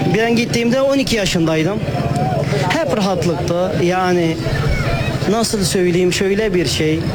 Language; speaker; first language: Turkish; non-native, fluent; Arabic